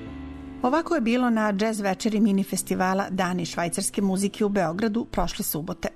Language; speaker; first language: Serbian; native; Serbian